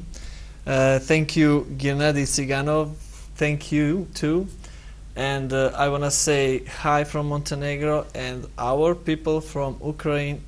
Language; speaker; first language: English; non-native, learner; Serbian